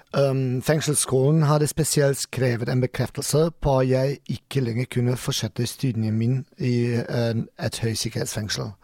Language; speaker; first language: Norwegian; non-native, learner; German